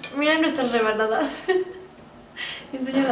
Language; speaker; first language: Spanish; native; Spanish